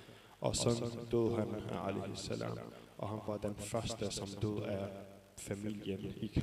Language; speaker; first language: Danish; early bilingual, other home language; Arabic